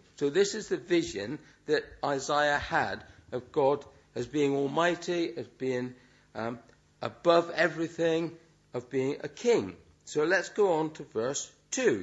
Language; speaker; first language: English; native; English